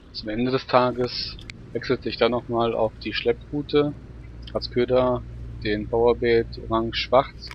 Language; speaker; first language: German; native; German